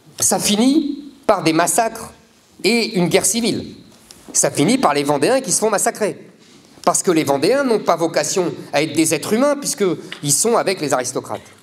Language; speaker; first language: French; native; French